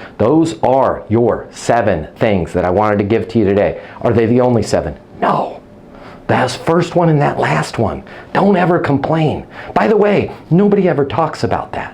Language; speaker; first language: English; native; English